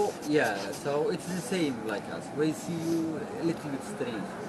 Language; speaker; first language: English; non-native, fluent; Arabic